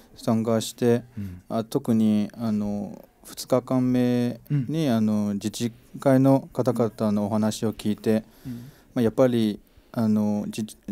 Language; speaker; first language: Japanese; non-native, fluent; Chinese